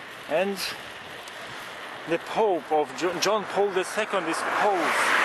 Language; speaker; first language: English; non-native, learner; Polish